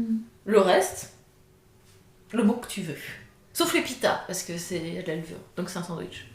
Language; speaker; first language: French; native; French